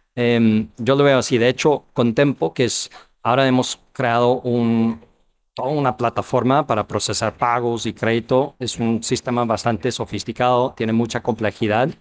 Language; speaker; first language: Spanish; non-native, fluent; English